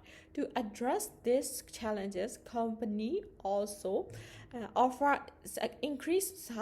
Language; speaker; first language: English; non-native, learner; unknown